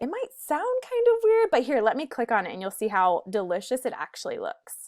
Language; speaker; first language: English; native; English